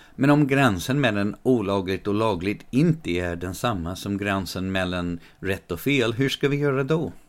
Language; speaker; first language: Swedish; non-native, fluent; English